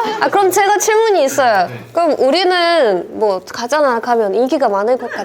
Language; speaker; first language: Korean; non-native, fluent; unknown